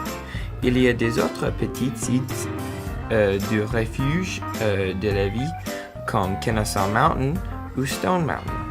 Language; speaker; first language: French; non-native, learner; English